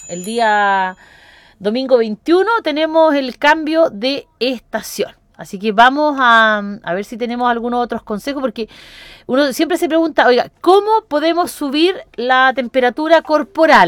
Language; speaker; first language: Spanish; native; Spanish